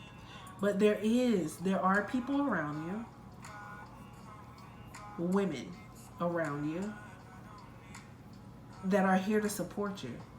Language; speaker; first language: English; native; English